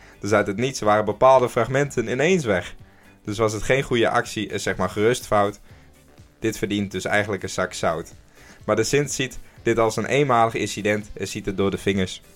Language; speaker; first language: Dutch; non-native, local second language; Western Frisian